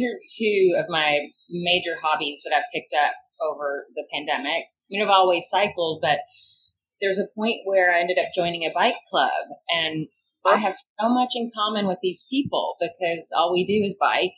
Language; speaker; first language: English; native; English